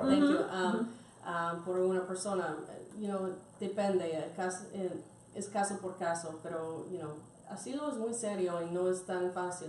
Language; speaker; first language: Spanish; non-native, fluent; English